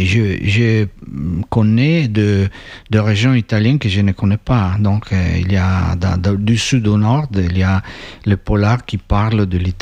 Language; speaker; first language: French; non-native, fluent; Italian